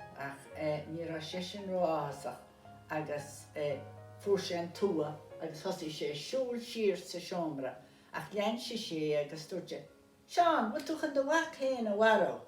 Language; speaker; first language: Irish; native; Irish